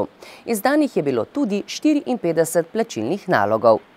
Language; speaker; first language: Slovenian; native; Slovenian